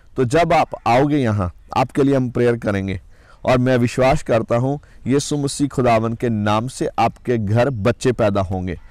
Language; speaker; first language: Hindi; non-native, local second language; Punjabi